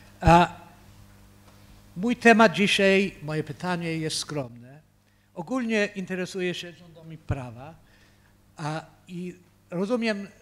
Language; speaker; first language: Polish; early bilingual, heritage; Polish